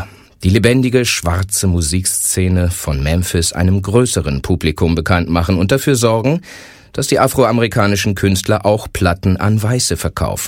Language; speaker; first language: German; native; German